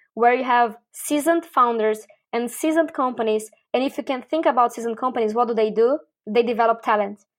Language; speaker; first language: English; non-native, fluent; Portuguese